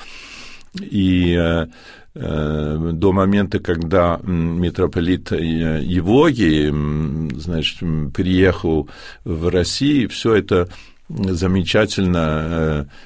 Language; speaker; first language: Russian; early bilingual, heritage; Russian